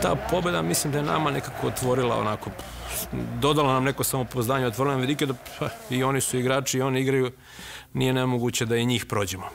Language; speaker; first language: Serbian; native; Serbian